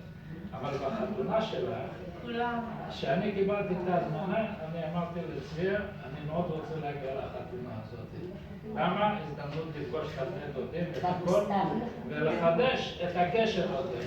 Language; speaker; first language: Hebrew; early bilingual, other home language; Persian